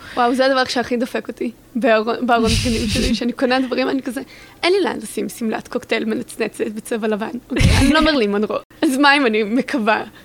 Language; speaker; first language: Hebrew; native; Hebrew